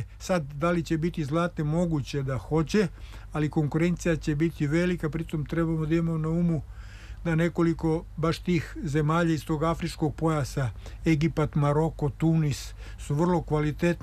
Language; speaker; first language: Serbian; native; Serbian